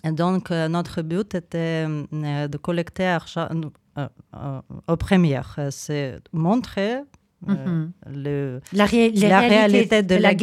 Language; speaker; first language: French; non-native, fluent; Ukrainian